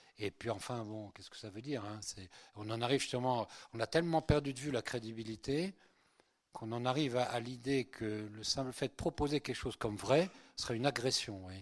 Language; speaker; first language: French; early bilingual, other home language; Spanish